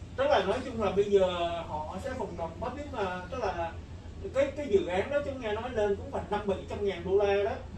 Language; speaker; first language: Vietnamese; early bilingual, heritage; Vietnamese